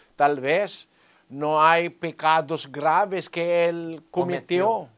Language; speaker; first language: Spanish; non-native, fluent; Filipino